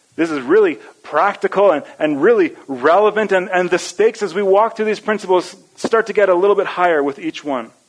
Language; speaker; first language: English; native; English